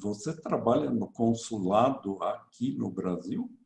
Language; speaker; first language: Portuguese; early bilingual, other home language; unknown